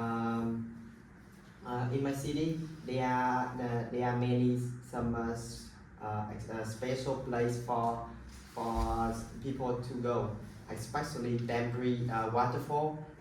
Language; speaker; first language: English; non-native, learner; Vietnamese